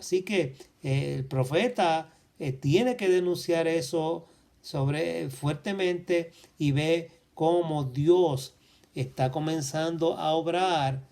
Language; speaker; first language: Spanish; native; Spanish